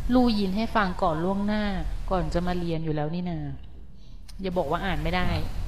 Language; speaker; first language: Thai; native; Thai